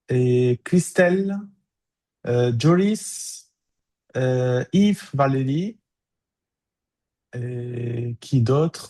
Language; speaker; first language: French; native; French